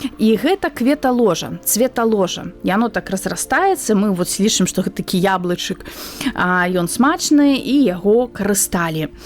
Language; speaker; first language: Belarusian; native; Belarusian